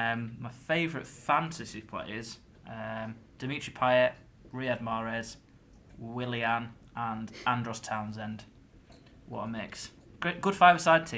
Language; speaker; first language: English; native; English